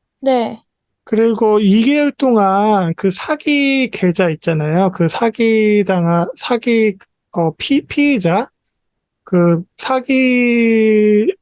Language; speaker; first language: Korean; native; Korean